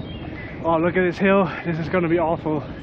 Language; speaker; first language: English; non-native, fluent; Danish